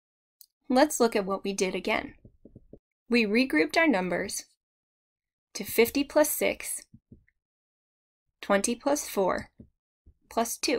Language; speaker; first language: English; native; English